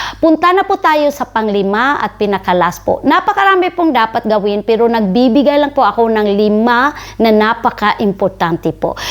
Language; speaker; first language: Filipino; non-native, local second language; Cebuano